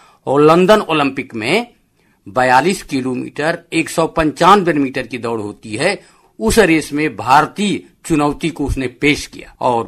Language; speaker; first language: Hindi; native; Hindi